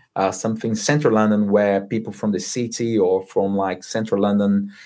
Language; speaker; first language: English; non-native, fluent; Portuguese